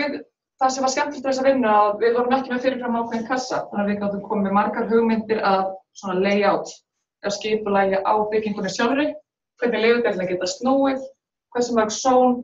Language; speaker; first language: Icelandic; native; Icelandic